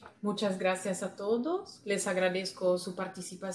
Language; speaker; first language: Spanish; non-native, fluent; Italian